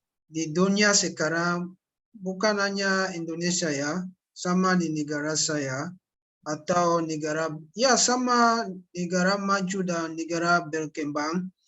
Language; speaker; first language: Indonesian; non-native, learner; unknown